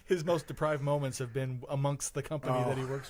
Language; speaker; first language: English; native; English